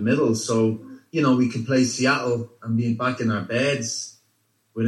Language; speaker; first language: English; native; English